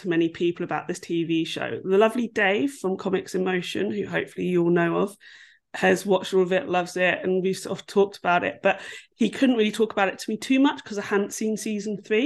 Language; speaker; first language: English; native; English